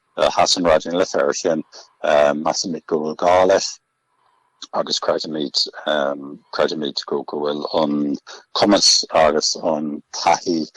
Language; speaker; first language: Irish; native; Irish